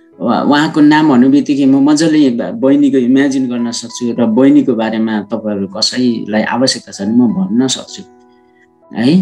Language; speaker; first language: Nepali; non-native, local second language; Sherpa